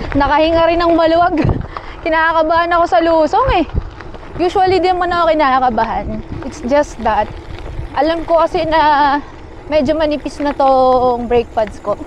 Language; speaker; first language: Filipino; native; Filipino